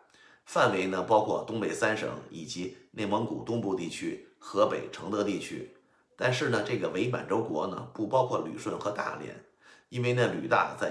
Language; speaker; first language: Chinese; native; Chinese